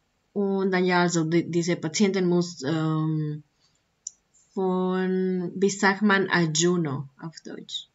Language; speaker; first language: German; non-native, learner; Spanish